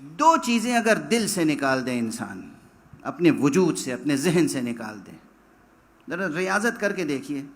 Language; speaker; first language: Urdu; native; Urdu